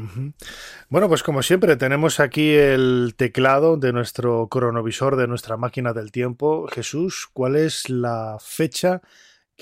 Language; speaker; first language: Spanish; native; Spanish